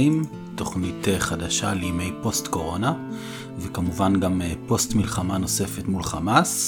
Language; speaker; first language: Hebrew; native; Hebrew